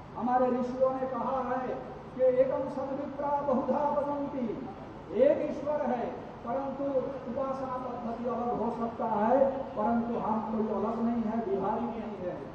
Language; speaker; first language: Hindi; non-native, local second language; Bangla